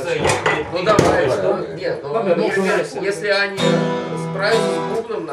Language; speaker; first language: Russian; native; Russian